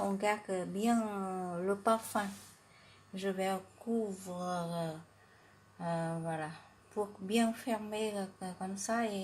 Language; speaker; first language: French; non-native, fluent; Vietnamese